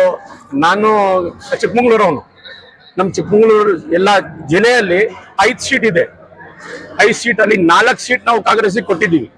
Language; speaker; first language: Kannada; non-native, local second language; Urdu